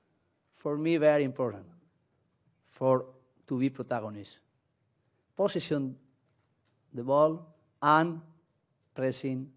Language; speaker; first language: English; non-native, learner; Spanish